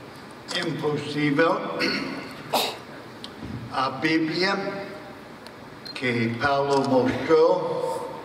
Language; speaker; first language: Portuguese; non-native, fluent; English